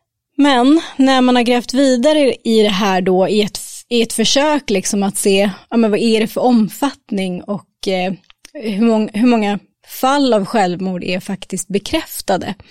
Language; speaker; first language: Swedish; native; Swedish